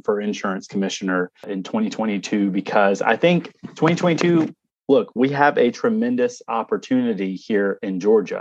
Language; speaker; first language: English; native; English